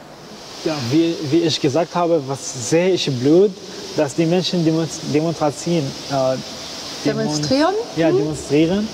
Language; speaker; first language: German; non-native, learner; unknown